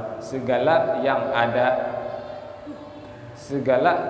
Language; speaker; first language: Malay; non-native, local second language; Banjar